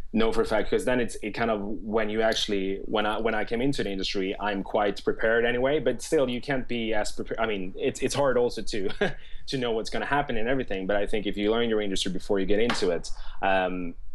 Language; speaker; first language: English; non-native, fluent; Swedish